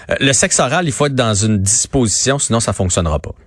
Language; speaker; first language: French; native; French